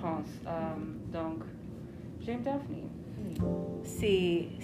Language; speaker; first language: French; non-native, learner; English